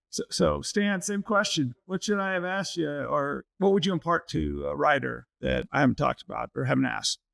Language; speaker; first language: English; native; English